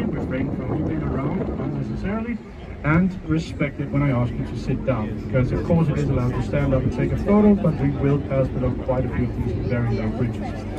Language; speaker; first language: English; non-native, fluent; Danish